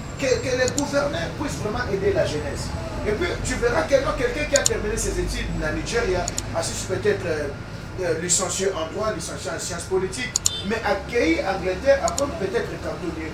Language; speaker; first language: French; non-native, local second language; Lingala